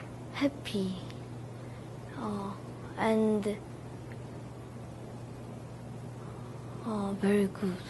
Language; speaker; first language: English; non-native, learner; Korean